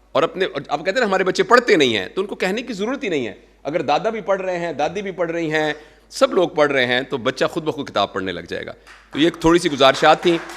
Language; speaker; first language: Urdu; non-native, local second language; Punjabi